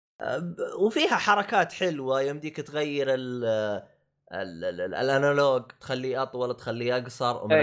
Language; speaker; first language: Arabic; native; Arabic